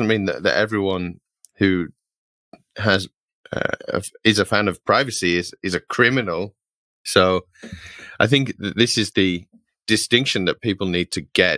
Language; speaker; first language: English; native; English